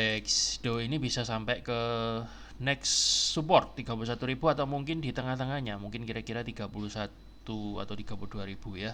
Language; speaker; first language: Indonesian; native; Indonesian